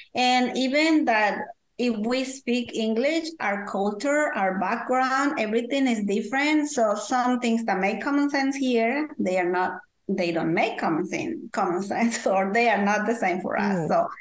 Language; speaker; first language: English; non-native, fluent; Spanish